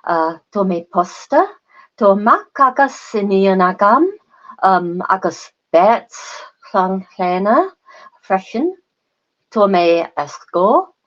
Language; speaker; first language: Irish; non-native, learner; English